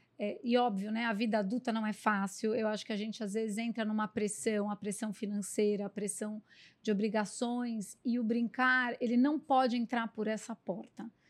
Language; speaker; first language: Portuguese; native; Portuguese